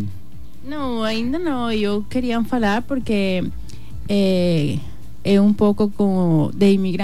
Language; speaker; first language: Portuguese; non-native, learner; Spanish